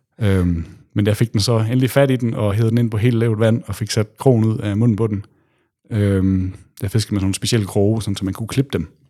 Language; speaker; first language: Danish; native; Danish